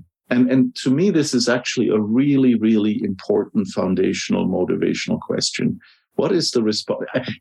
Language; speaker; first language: English; non-native, fluent; German